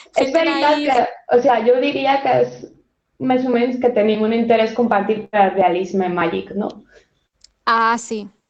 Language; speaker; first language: Catalan; non-native, local second language; Spanish